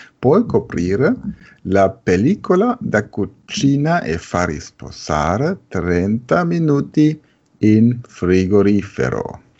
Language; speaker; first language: Italian; non-native, fluent; German